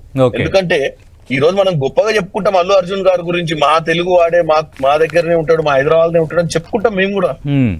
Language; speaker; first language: Telugu; native; Telugu